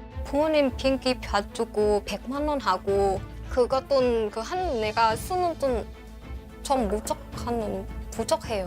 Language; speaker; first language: Korean; non-native, learner; Vietnamese